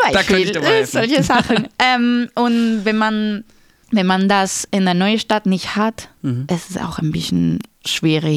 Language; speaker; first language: German; non-native, fluent; Spanish